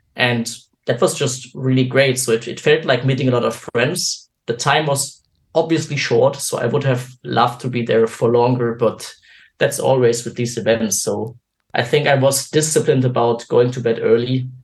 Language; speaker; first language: English; non-native, fluent; German